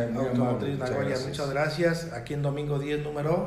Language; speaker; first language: Spanish; native; Spanish